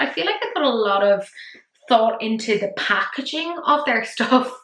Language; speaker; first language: English; native; English